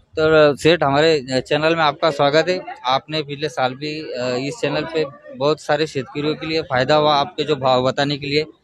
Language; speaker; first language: Hindi; non-native, local second language; Marathi